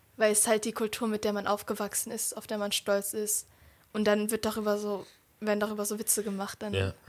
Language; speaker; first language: German; native; German